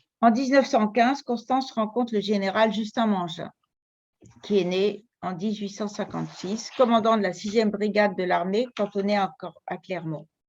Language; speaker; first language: French; native; French